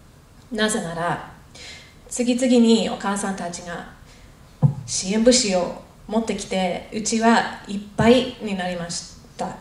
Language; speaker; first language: Japanese; non-native, fluent; English